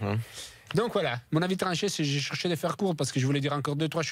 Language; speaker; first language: French; non-native, fluent; Italian